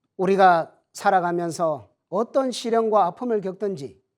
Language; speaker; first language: Korean; native; Korean